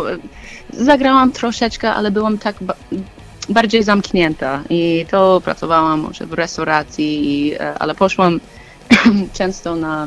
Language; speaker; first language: Polish; non-native, learner; English